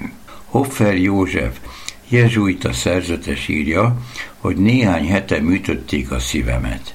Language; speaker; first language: Hungarian; native; Hungarian